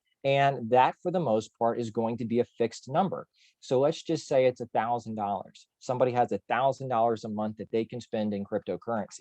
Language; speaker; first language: English; native; English